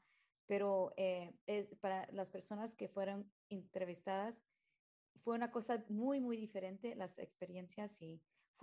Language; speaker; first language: Spanish; early bilingual, heritage; Spanish